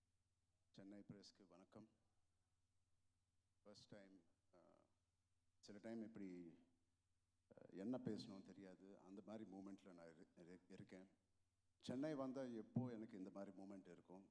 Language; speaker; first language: Tamil; non-native, local second language; Telugu